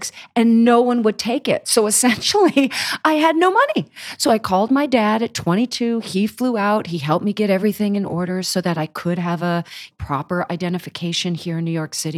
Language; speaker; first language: English; native; English